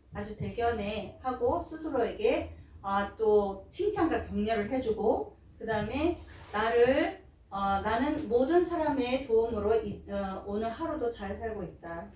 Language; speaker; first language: Korean; native; Korean